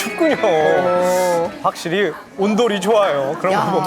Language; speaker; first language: Korean; native; Korean